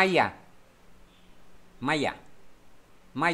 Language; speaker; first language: Russian; non-native, fluent; Vietnamese